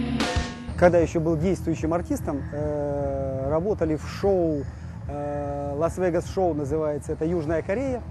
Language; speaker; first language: Russian; native; Russian